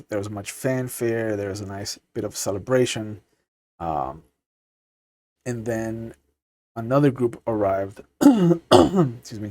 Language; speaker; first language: English; native; English